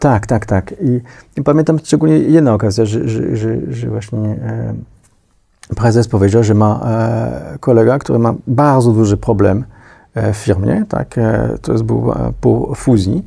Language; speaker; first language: Polish; non-native, fluent; French